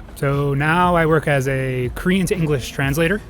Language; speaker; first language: English; native; English